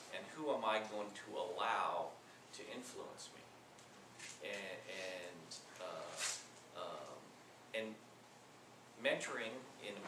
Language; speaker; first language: English; native; English